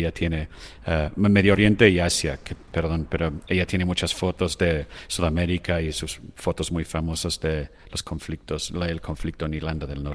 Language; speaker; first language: Spanish; non-native, fluent; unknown